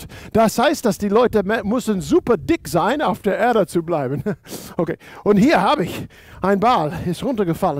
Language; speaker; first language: German; non-native, fluent; English